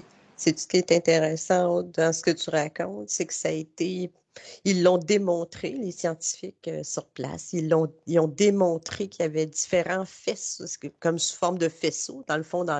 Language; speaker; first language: French; native; French